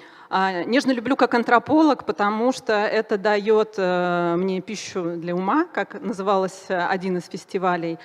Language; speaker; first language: Russian; native; Russian